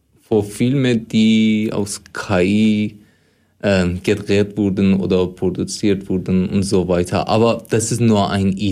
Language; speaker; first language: German; non-native, fluent; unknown